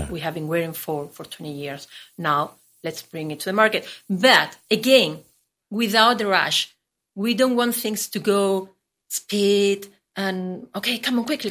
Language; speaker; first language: English; non-native, fluent; Spanish